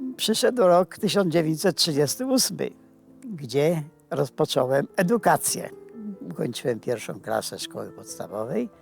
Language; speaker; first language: Polish; native; Polish